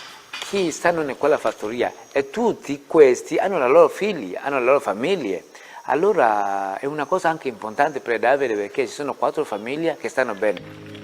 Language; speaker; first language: Italian; non-native, fluent; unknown